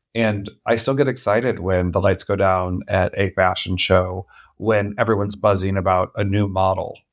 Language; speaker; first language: English; native; English